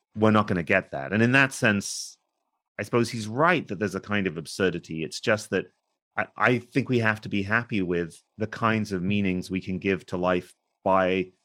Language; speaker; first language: English; native; English